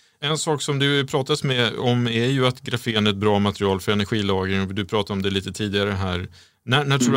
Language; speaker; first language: Swedish; native; Swedish